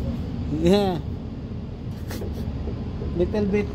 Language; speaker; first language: English; non-native, local second language; Filipino